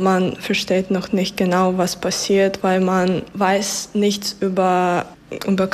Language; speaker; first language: German; non-native, fluent; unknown